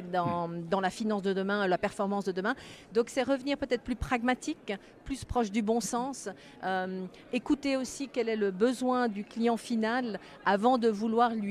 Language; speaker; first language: French; native; French